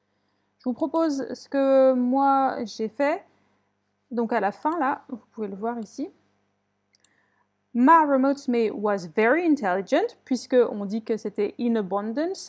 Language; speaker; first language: French; native; French